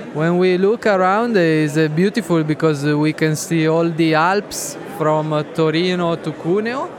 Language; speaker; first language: English; non-native, fluent; Italian